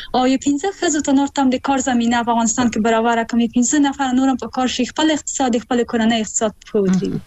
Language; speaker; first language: Pashto; native; Pashto